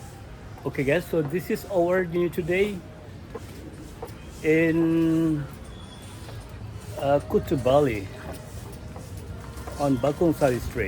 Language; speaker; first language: English; non-native, learner; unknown